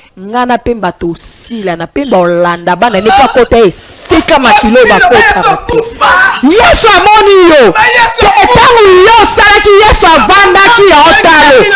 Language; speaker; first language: Lingala; non-native, local second language; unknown